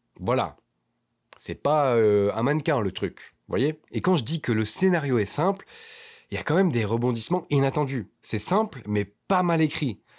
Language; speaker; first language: French; native; French